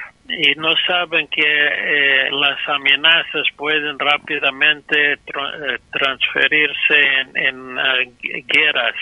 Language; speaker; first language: Spanish; non-native, fluent; English